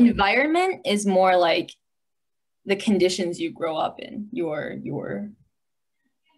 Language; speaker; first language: English; native; English